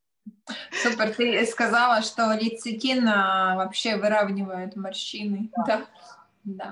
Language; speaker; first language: Russian; non-native, local second language; Latvian